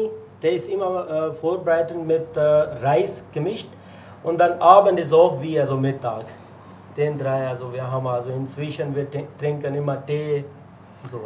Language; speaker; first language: German; non-native, learner; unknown